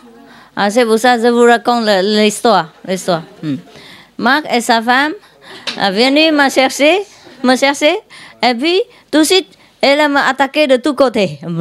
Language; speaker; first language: French; non-native, learner; Vietnamese